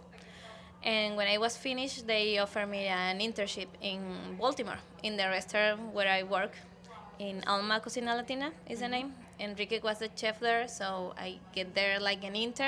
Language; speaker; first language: English; non-native, learner; Spanish